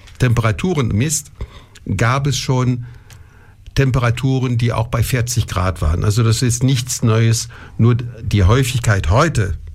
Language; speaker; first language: German; non-native, local second language; French